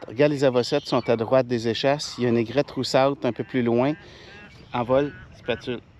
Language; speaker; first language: French; native; French